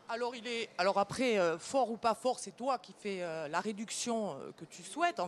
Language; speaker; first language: French; native; French